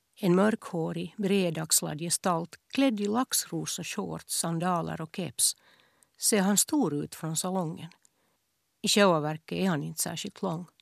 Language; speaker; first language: Swedish; native; Swedish